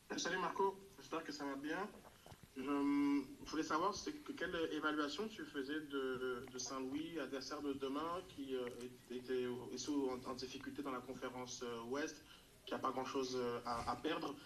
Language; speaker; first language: French; native; French